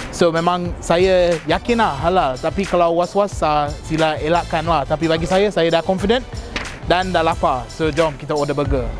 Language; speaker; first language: Malay; non-native, fluent; English